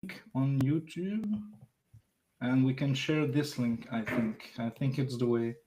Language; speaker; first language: English; non-native, learner; French